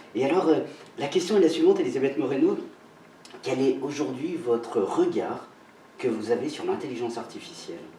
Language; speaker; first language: French; native; French